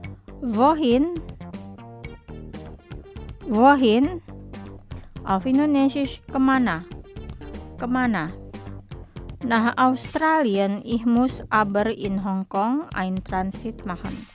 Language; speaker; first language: German; non-native, fluent; Indonesian